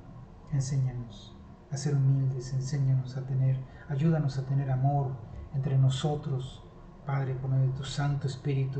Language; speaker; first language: Spanish; native; Spanish